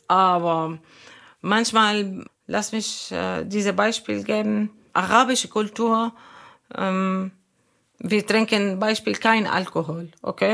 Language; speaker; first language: German; non-native, learner; Arabic